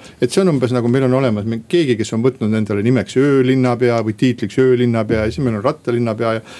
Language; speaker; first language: Estonian; native; Estonian